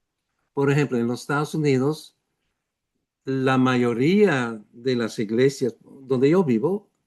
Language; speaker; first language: Spanish; non-native, fluent; English